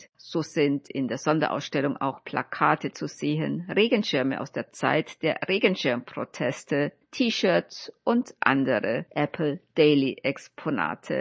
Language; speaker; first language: German; native; German